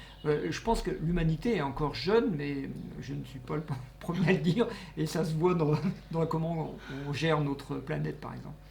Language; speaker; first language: French; native; French